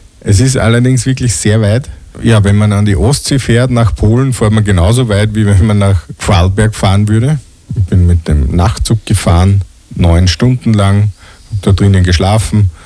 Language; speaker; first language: German; native; German